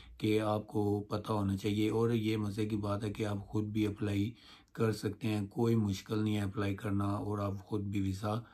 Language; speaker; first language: Urdu; non-native, local second language; Punjabi